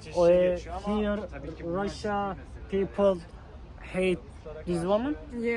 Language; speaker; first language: English; non-native, learner; Turkish